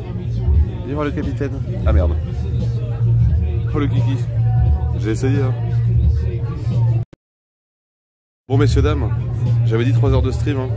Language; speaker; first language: French; native; French